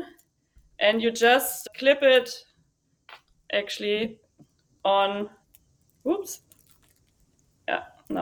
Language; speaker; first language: English; non-native, fluent; German